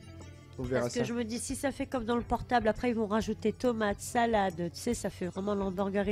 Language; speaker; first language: French; native; French